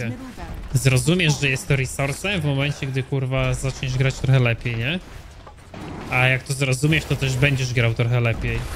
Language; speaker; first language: Polish; native; Polish